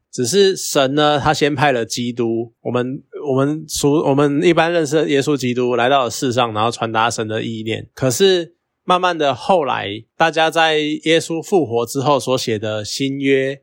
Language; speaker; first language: Chinese; native; Chinese